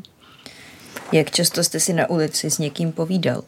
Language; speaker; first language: Czech; native; Czech